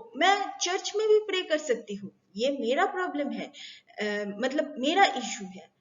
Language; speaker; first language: Hindi; non-native, local second language; Bangla